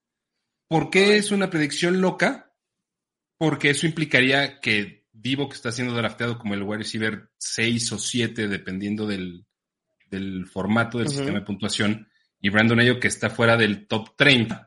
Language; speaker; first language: Spanish; native; Spanish